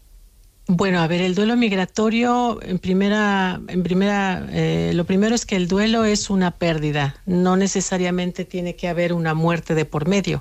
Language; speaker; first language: Spanish; native; Spanish